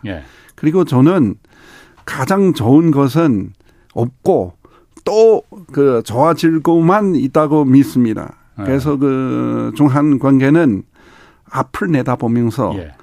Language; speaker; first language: Korean; non-native, fluent; Chinese